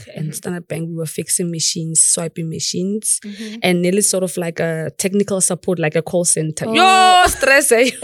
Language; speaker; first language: English; non-native, local second language; Tswana